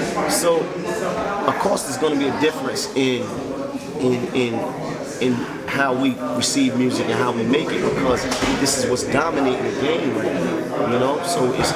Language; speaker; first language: English; native; English